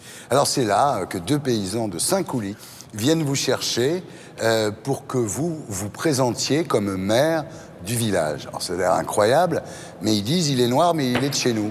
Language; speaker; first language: French; native; French